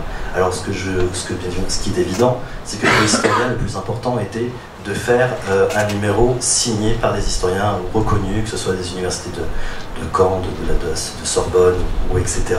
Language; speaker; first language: French; native; French